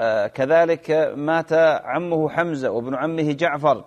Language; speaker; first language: Arabic; native; Arabic